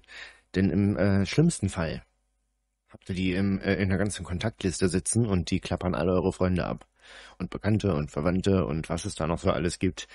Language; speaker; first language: German; native; German